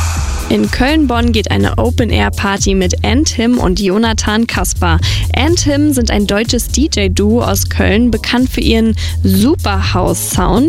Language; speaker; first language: German; native; German